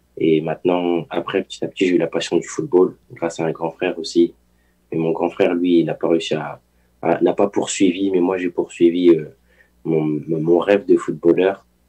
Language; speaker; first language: French; early bilingual, other home language; Haitian Creole